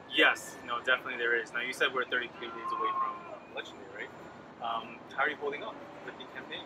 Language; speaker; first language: English; early bilingual, other home language; Spanish